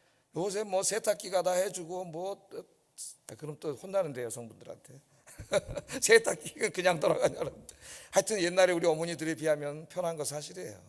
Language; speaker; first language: Korean; native; Korean